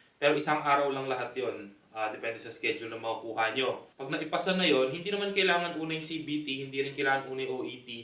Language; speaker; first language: Filipino; native; Filipino